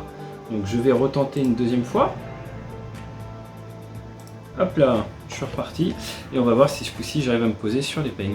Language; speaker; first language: French; native; French